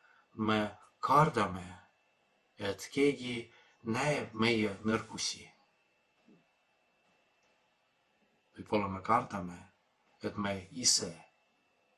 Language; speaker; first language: Estonian; non-native, fluent; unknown